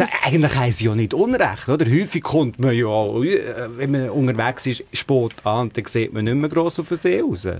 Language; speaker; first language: German; native; German